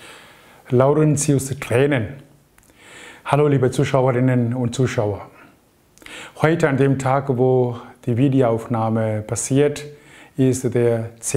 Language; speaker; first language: German; non-native, fluent; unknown